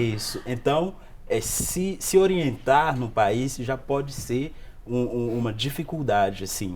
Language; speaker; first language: Portuguese; non-native, fluent; Haitian Creole